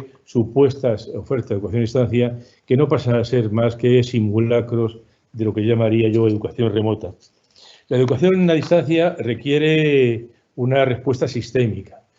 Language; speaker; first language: Spanish; native; Spanish